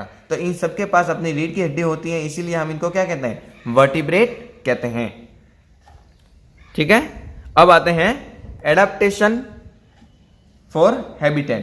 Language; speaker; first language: Hindi; native; Hindi